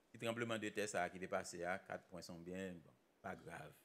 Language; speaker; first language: French; non-native, local second language; Haitian Creole